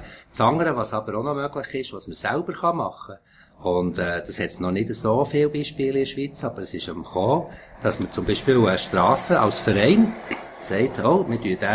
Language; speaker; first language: German; native; German